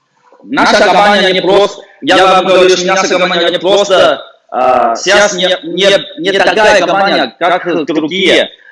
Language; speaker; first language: Russian; non-native, fluent; Chinese